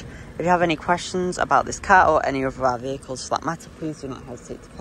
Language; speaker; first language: English; native; English